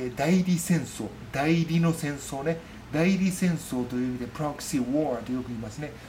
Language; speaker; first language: Japanese; native; Japanese